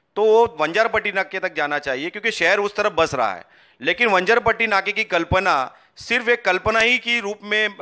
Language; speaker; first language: Hindi; non-native, local second language; Urdu